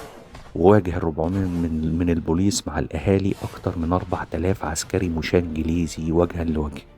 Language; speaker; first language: Arabic; native; Arabic